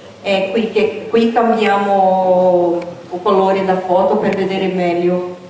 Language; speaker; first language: Italian; non-native, learner; Portuguese